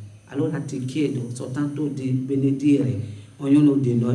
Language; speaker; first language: Italian; non-native, fluent; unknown